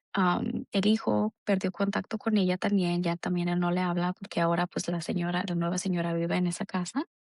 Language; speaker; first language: Spanish; early bilingual, heritage; Spanish